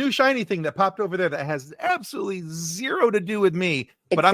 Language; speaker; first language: English; native; English